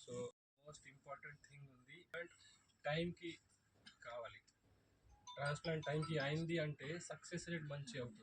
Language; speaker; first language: Telugu; non-native, learner; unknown